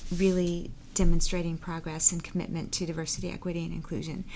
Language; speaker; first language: English; native; English